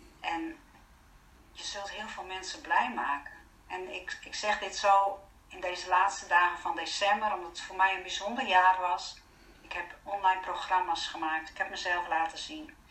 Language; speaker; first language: Dutch; non-native, fluent; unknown